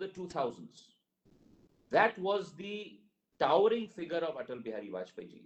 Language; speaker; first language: English; non-native, local second language; Hindi